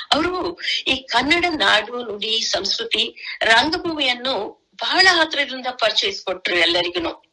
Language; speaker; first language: Kannada; native; Kannada